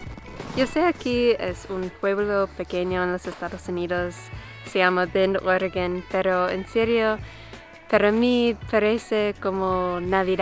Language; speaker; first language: Spanish; non-native, learner; English